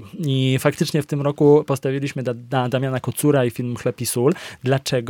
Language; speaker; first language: Polish; native; Polish